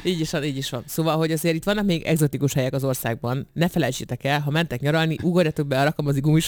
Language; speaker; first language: Hungarian; native; Hungarian